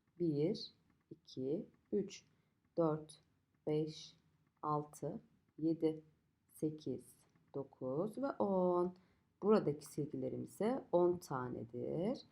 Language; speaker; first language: Turkish; native; Turkish